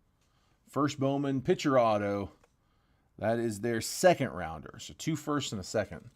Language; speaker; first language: English; native; English